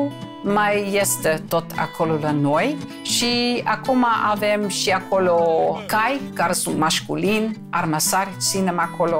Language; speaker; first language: Romanian; non-native, fluent; Dutch